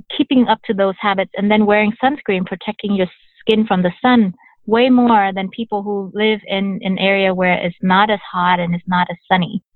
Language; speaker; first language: English; early bilingual, other home language; Vietnamese